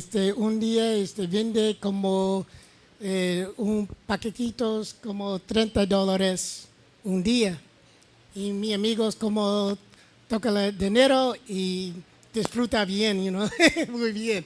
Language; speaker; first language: Spanish; non-native, learner; English